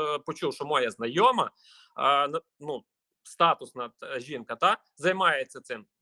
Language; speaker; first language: Ukrainian; native; Ukrainian